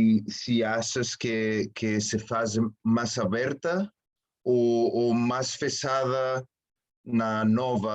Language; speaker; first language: Portuguese; non-native, fluent; Spanish